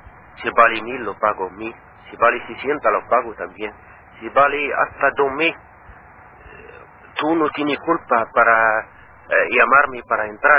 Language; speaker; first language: Spanish; non-native, learner; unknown